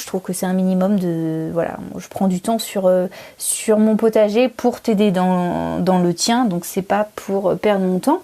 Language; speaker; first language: French; native; French